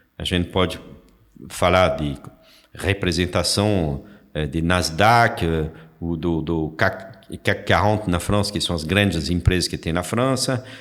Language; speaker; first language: Portuguese; non-native, fluent; French